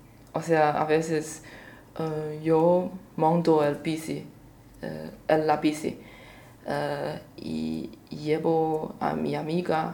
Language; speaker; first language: Spanish; non-native, learner; Chinese